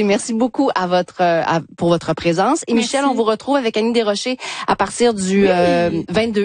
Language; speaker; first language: French; native; French